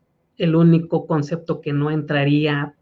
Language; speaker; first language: Spanish; native; Spanish